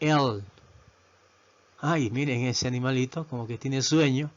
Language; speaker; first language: Spanish; native; Spanish